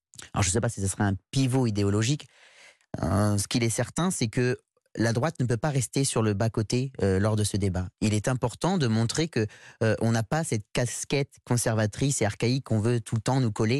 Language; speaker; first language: French; native; French